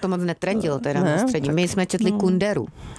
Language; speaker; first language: Czech; native; Czech